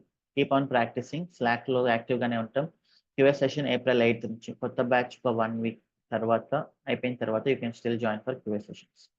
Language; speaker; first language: Telugu; native; Telugu